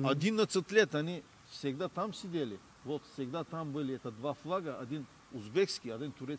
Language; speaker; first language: Russian; non-native, learner; Turkish